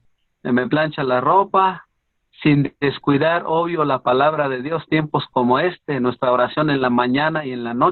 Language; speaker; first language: Spanish; native; Spanish